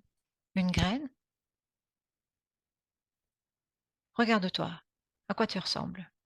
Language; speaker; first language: French; native; French